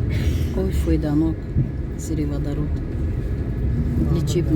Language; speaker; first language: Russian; non-native, local second language; Tajik